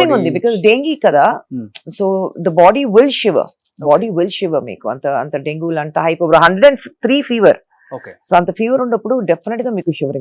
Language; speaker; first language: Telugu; non-native, fluent; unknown